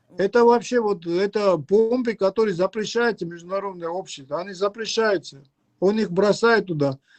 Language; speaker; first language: Russian; non-native, local second language; Georgian